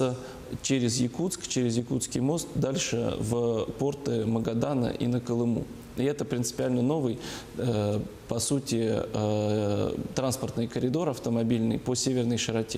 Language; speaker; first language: Russian; native; Russian